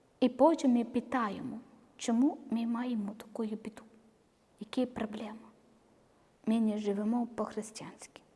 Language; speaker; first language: Ukrainian; non-native, learner; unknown